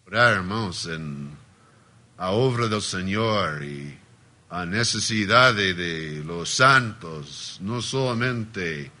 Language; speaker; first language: Spanish; non-native, learner; Portuguese